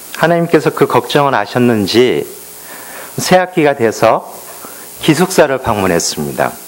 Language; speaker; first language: Korean; native; Korean